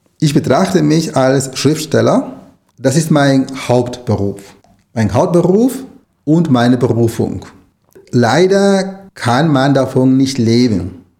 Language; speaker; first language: German; non-native, fluent; Spanish